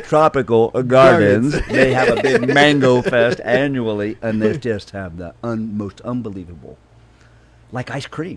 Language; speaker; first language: English; native; English